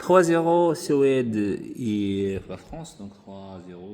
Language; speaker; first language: French; non-native, local second language; Arabic